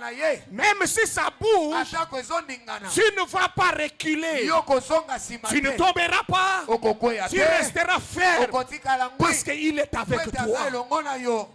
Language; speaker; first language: French; non-native, local second language; Lingala